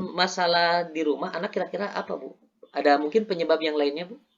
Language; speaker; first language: Indonesian; native; Indonesian